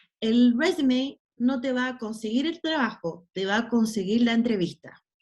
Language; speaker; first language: Spanish; non-native, fluent; English